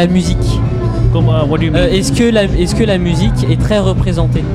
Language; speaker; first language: French; native; French